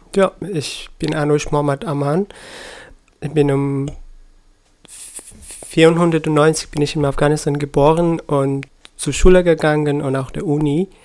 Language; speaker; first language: German; non-native, learner; Persian